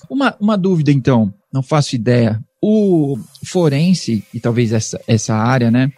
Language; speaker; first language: Portuguese; native; Portuguese